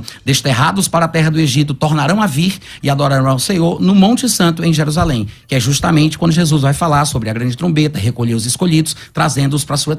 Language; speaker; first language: Portuguese; native; Portuguese